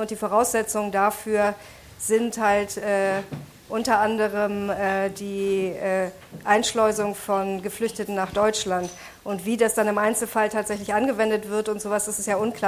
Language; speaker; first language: German; native; German